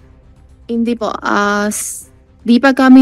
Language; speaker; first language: Filipino; non-native, learner; Chinese